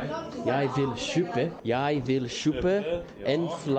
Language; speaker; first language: Norwegian; non-native, learner; English